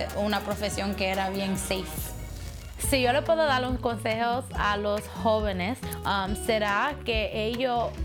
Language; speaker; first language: Spanish; early bilingual, heritage; Spanish